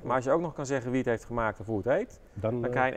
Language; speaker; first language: Dutch; native; Dutch